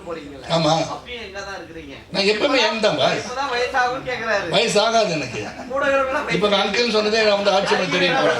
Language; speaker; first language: Tamil; native; Tamil